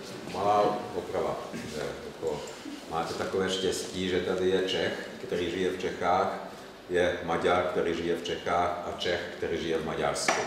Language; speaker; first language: Czech; non-native, fluent; Hungarian